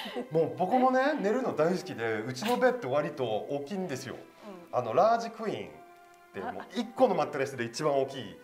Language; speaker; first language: Japanese; non-native, fluent; French